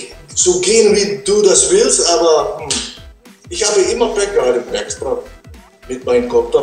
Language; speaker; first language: German; non-native, learner; Dutch